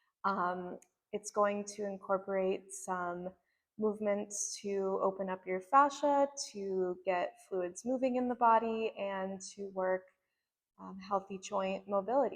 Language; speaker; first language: English; native; English